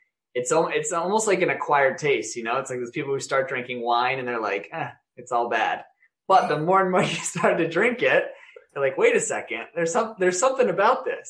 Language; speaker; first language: English; native; English